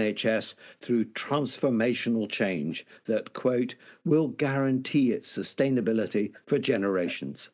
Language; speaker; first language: English; native; English